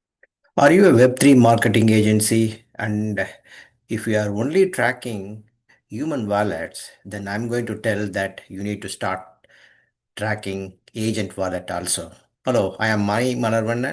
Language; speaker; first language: English; non-native, local second language; Tamil